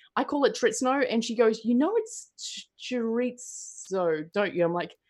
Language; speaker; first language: English; native; English